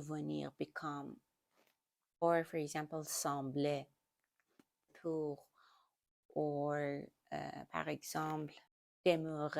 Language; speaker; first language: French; non-native, learner; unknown